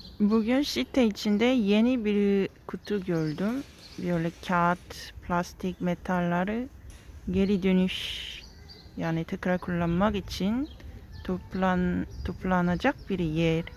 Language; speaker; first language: Turkish; non-native, learner; Korean